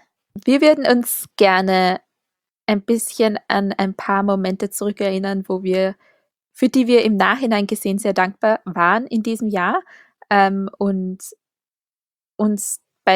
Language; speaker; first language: German; native; German